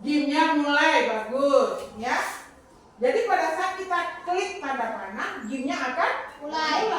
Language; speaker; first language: Indonesian; native; Indonesian